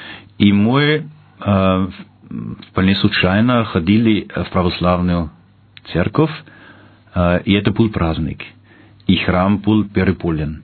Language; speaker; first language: Russian; non-native, fluent; German